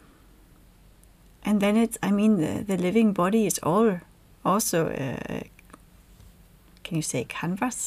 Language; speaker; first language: English; non-native, fluent; German